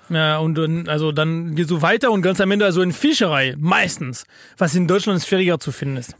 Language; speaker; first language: German; non-native, fluent; French